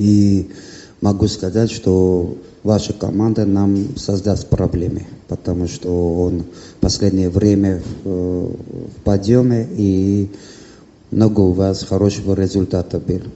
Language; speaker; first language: Russian; non-native, fluent; Armenian